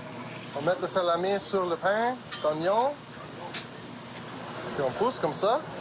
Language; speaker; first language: French; non-native, local second language; English